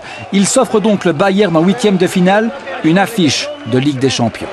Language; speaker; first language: French; native; French